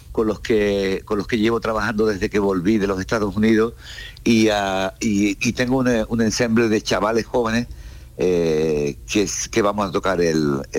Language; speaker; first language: Spanish; native; Spanish